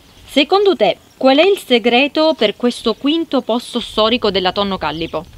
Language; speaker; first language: Italian; native; Italian